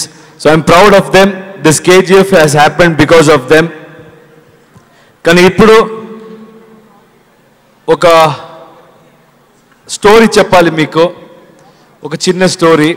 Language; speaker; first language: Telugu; non-native, learner; Kannada